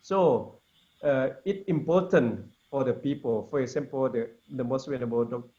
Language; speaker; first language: English; non-native, learner; Lao